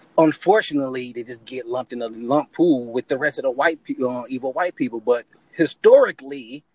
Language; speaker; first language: English; native; English